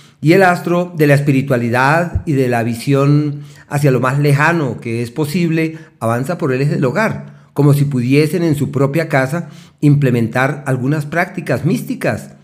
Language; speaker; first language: Spanish; native; Spanish